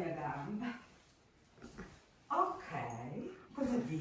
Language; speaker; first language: Italian; native; Italian